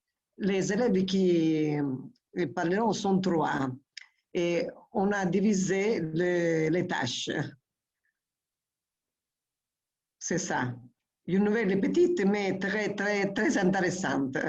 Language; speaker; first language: French; non-native, fluent; Italian